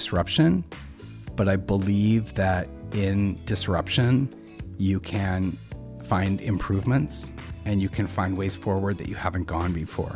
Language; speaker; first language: English; native; English